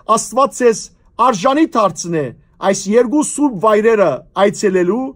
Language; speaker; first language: Armenian; native; Armenian